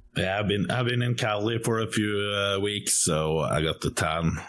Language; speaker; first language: English; non-native, fluent; Norwegian